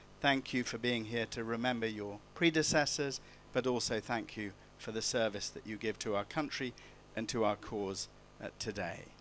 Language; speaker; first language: English; native; English